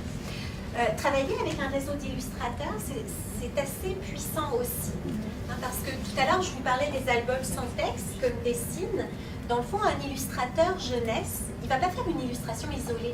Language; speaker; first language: French; native; French